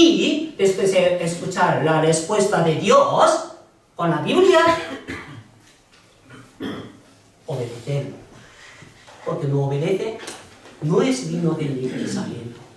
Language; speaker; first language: Spanish; non-native, learner; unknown